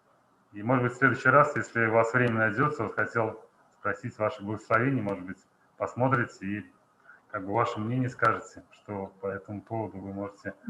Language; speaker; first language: Russian; native; Russian